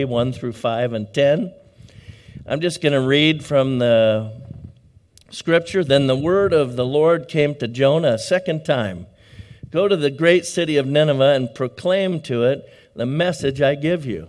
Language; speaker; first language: English; native; English